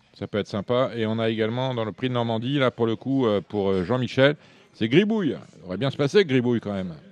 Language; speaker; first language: French; native; French